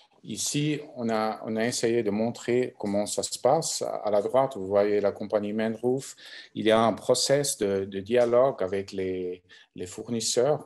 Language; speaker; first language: French; non-native, local second language; German